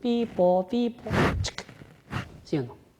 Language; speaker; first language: Spanish; non-native, fluent; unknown